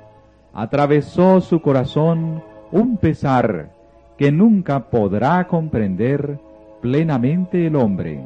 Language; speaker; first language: Spanish; native; Spanish